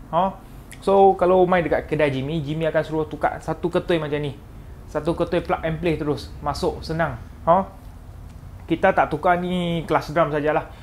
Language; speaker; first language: Malay; non-native, local second language; Chinese